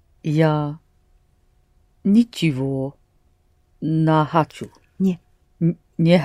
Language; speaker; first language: Russian; non-native, learner; English